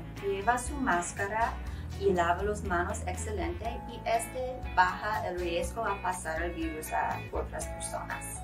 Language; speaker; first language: Spanish; non-native, learner; English